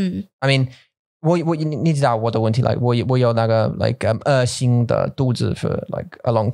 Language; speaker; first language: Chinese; non-native, learner; English